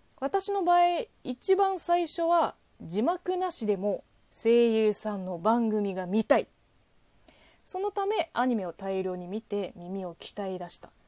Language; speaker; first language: Japanese; non-native, fluent; Chinese